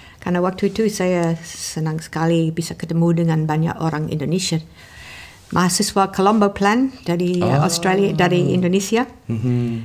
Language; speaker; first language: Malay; non-native, fluent; English